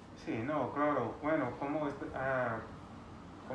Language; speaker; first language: Spanish; non-native, fluent; English